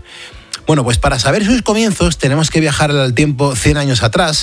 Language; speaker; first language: Spanish; native; Spanish